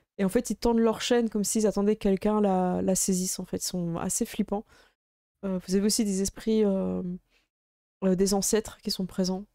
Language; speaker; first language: French; native; French